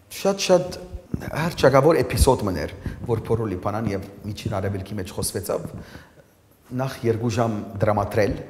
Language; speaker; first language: Armenian; early bilingual, heritage; Armenian